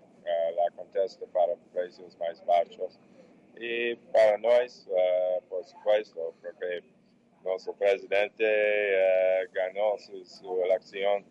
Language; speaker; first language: Portuguese; non-native, fluent; English